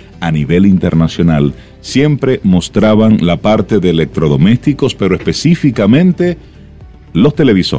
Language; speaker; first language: Spanish; native; Spanish